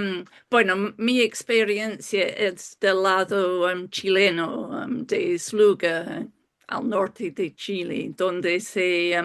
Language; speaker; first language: Spanish; non-native, fluent; English